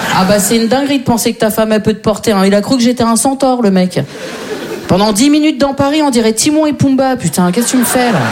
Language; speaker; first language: French; native; French